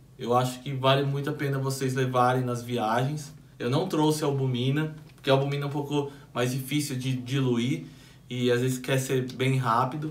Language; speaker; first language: Portuguese; native; Portuguese